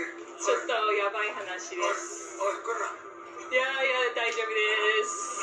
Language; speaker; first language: Japanese; non-native, learner; English